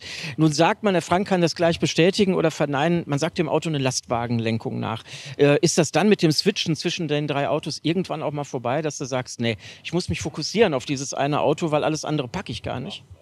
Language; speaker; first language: German; native; German